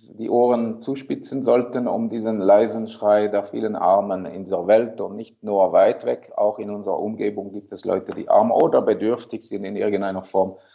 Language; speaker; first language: German; non-native, local second language; French